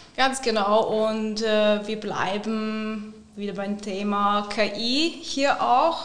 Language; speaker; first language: German; non-native, fluent; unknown